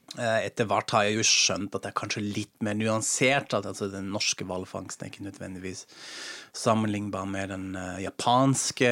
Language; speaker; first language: Norwegian; non-native, fluent; German